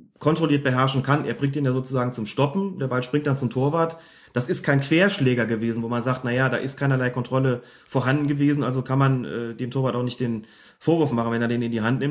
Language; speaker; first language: German; native; German